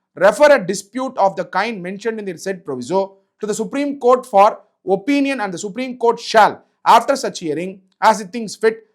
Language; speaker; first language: English; non-native, local second language; Tamil